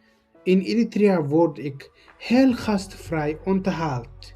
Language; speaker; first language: Dutch; non-native, learner; Tigrinya